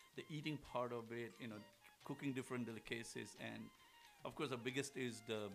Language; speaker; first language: English; non-native, local second language; Assamese